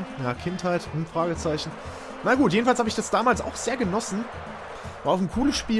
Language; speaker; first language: German; native; German